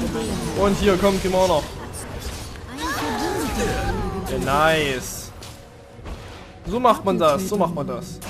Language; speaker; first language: German; native; German